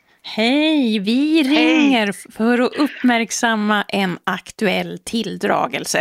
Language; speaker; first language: Swedish; native; Swedish